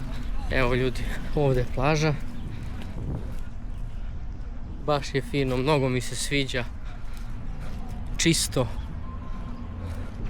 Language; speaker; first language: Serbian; early bilingual, heritage; Serbian